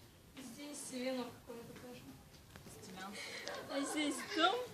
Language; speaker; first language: Russian; native; Russian